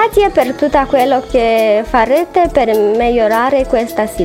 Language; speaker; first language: Italian; non-native, learner; Romanian